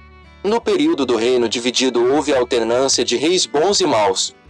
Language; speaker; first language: Portuguese; native; Portuguese